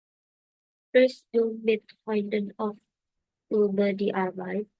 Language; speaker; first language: German; non-native, learner; Indonesian